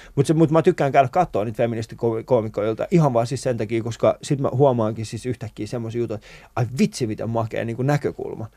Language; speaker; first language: Finnish; early bilingual, other home language; Persian